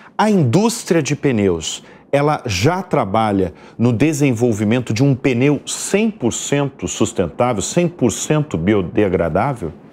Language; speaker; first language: Portuguese; native; Portuguese